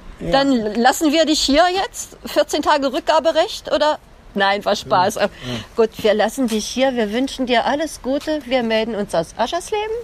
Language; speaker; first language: German; native; German